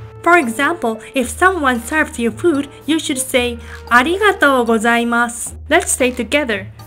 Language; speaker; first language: English; non-native, fluent; Japanese